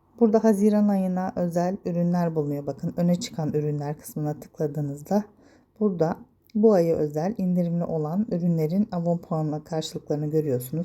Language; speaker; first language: Turkish; native; Turkish